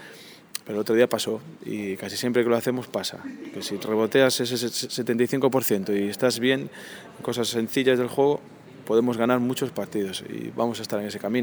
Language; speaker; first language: Spanish; native; Spanish